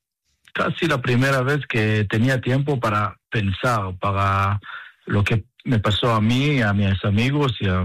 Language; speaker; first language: Spanish; non-native, learner; Hebrew